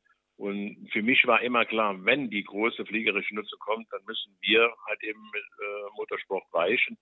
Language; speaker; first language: German; native; German